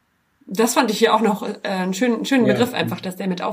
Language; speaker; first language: German; native; German